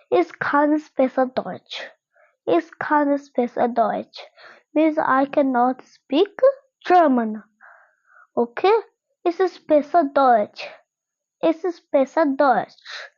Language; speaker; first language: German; non-native, learner; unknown